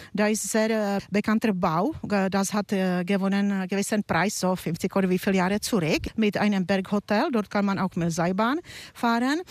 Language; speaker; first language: German; non-native, fluent; Czech